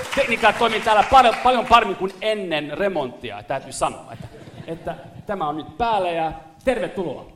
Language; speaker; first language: Finnish; non-native, fluent; French